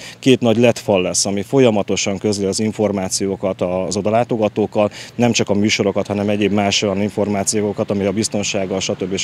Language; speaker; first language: Hungarian; native; Hungarian